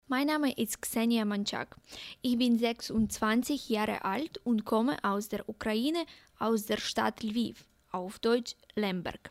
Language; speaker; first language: German; non-native, fluent; Ukrainian